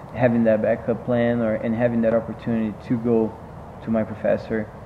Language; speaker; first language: English; non-native, fluent; Portuguese